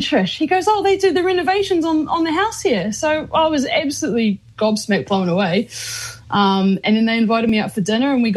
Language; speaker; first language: English; native; English